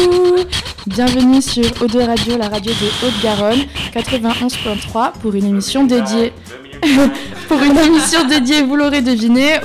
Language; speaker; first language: French; native; French